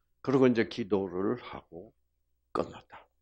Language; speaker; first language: Korean; native; Korean